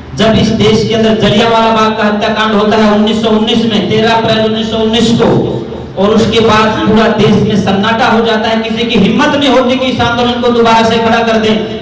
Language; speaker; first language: Hindi; native; Hindi